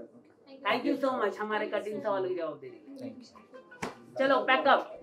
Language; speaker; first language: Hindi; native; Hindi